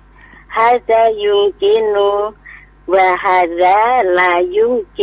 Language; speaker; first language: Arabic; non-native, learner; Indonesian